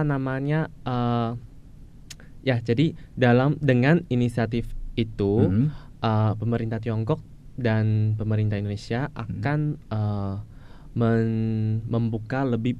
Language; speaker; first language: Indonesian; non-native, fluent; Chinese